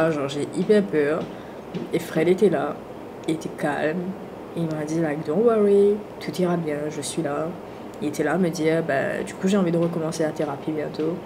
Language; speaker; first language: French; non-native, local second language; Morisyen